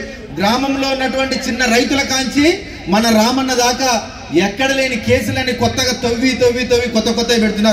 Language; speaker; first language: Telugu; native; Telugu